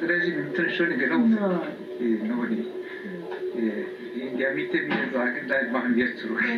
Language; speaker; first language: German; non-native, learner; Kinyarwanda